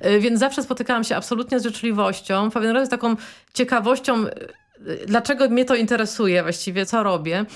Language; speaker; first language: Polish; native; Polish